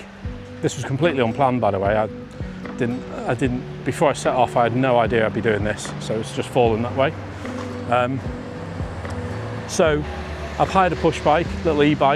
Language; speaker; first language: English; native; English